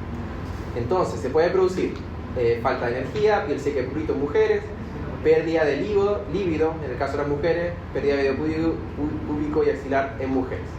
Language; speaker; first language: Spanish; native; Spanish